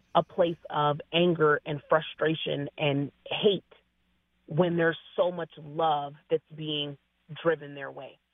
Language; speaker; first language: English; native; English